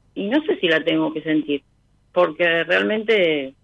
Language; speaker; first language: Spanish; native; Spanish